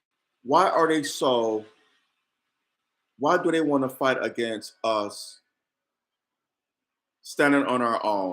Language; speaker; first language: English; native; English